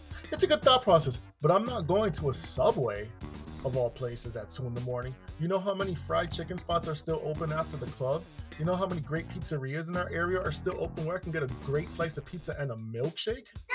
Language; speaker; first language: English; early bilingual, other home language; Spanish